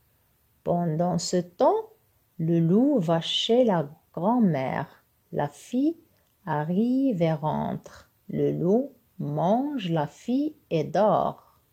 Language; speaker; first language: French; non-native, local second language; Arabic